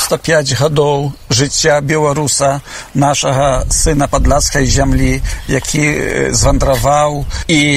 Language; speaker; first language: Belarusian; early bilingual, heritage; Belarusian